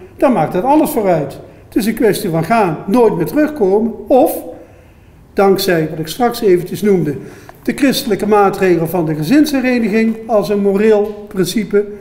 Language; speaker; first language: Dutch; native; Dutch